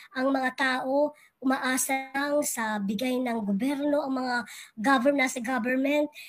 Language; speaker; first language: Filipino; non-native, local second language; Waray